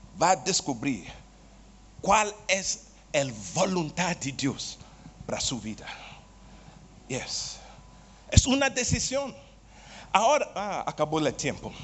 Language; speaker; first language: Spanish; non-native, learner; Portuguese